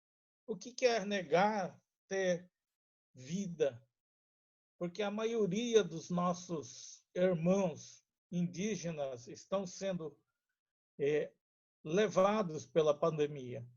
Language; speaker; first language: Portuguese; non-native, local second language; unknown